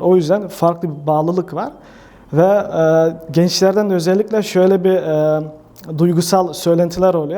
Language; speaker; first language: Turkish; early bilingual, heritage; Turkish